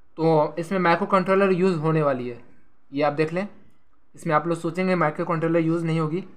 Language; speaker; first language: Hindi; native; Hindi